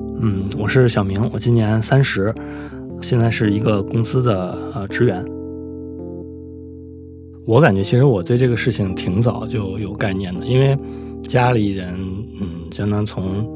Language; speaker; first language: Chinese; native; Chinese